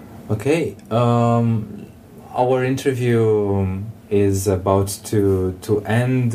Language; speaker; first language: English; non-native, fluent; Romanian